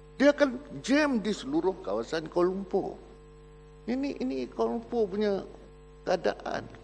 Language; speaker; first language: Malay; native; Malay